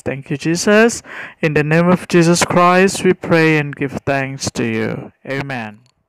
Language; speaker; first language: English; non-native, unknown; Indonesian